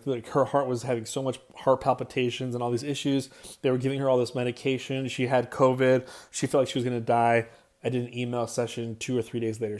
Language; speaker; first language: English; native; English